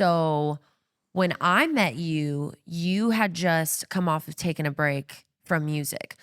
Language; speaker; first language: English; native; English